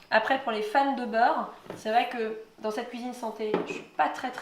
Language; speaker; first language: French; native; French